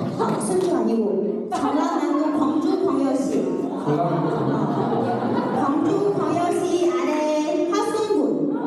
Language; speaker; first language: Korean; non-native, learner; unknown